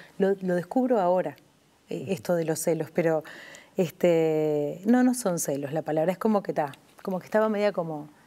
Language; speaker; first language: Spanish; native; Spanish